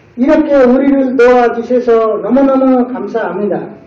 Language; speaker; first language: Korean; non-native, learner; Nepali